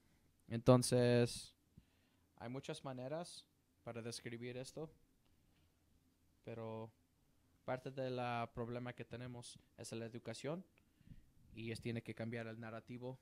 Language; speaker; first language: Spanish; non-native, learner; English